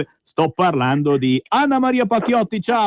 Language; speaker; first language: Italian; native; Italian